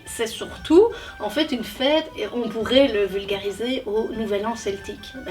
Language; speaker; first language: French; native; French